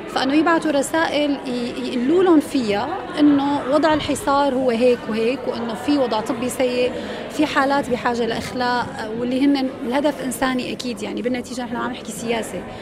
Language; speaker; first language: Arabic; native; Arabic